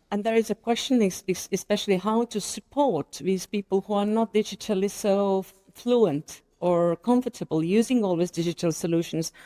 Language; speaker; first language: English; non-native, fluent; Estonian